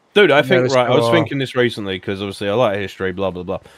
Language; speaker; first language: English; native; English